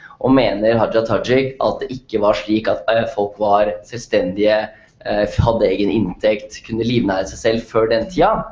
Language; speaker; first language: Norwegian; native; Norwegian